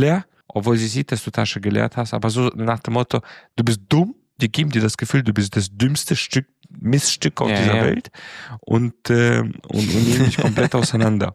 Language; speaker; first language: German; non-native, fluent; Romanian